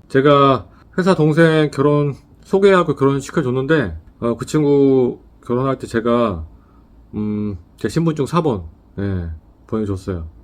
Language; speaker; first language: Korean; native; Korean